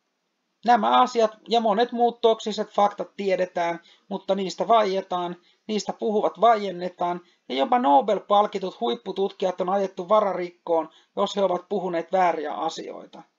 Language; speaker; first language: Finnish; native; Finnish